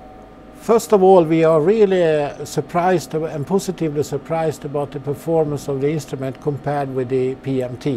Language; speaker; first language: English; non-native, fluent; Swedish